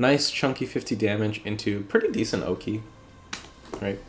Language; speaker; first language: English; native; English